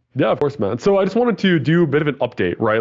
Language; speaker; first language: English; native; English